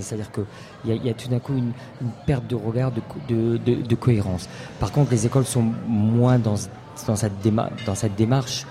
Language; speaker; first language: French; native; French